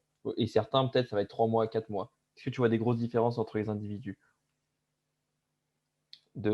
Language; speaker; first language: French; native; French